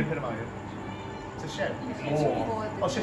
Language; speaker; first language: English; non-native, fluent; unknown